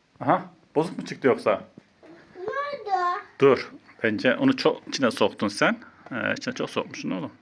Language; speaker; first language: Turkish; native; Turkish